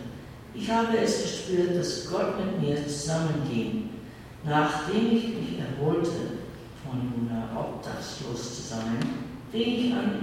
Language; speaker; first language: German; early bilingual, heritage; English